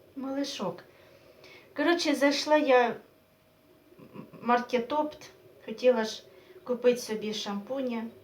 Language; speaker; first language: Ukrainian; native; Ukrainian